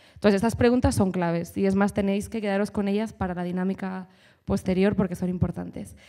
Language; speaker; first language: Spanish; native; Spanish